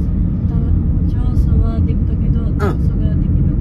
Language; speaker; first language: Japanese; non-native, learner; Indonesian